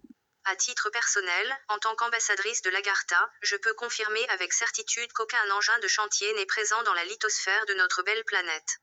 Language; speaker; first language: French; native; French